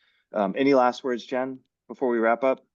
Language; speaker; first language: English; native; English